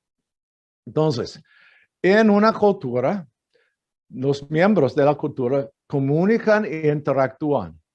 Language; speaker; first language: Spanish; non-native, fluent; English